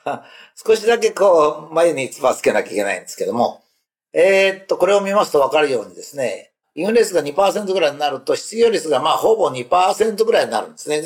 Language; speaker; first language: Japanese; native; Japanese